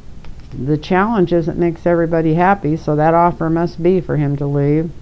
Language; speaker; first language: English; native; English